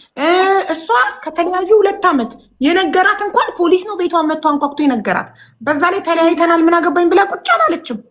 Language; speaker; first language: Amharic; native; Amharic